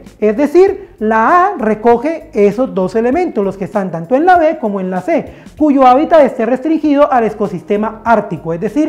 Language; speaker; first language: Spanish; native; Spanish